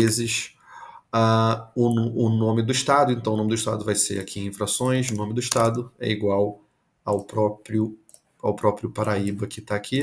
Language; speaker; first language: Portuguese; native; Portuguese